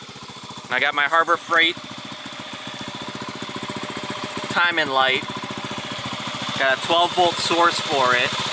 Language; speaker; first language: English; native; English